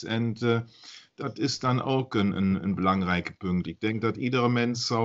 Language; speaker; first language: Dutch; non-native, learner; German